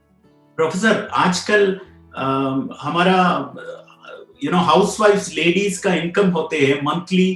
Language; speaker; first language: Hindi; non-native, local second language; Malayalam